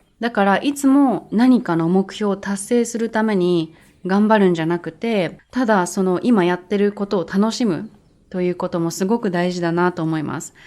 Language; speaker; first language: Japanese; native; Japanese